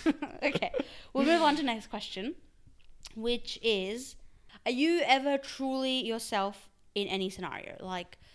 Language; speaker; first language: English; early bilingual, other home language; Urdu